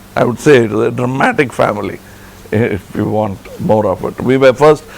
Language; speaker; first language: English; non-native, local second language; Tamil